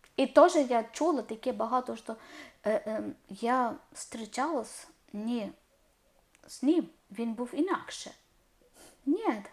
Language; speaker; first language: Ukrainian; non-native, learner; Malayalam